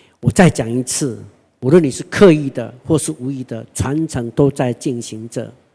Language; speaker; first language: Chinese; non-native, local second language; Hakka Chinese